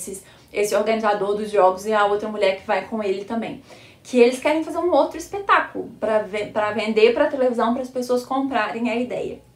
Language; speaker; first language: Portuguese; native; Portuguese